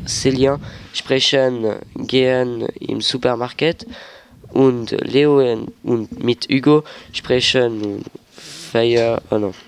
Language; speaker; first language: German; non-native, learner; French